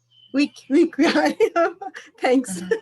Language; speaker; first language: English; non-native, learner; Portuguese